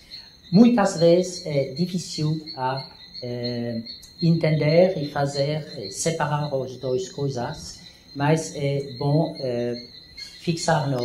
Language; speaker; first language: Portuguese; non-native, learner; French